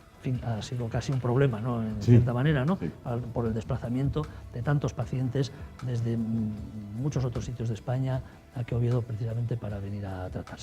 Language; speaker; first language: Spanish; native; Spanish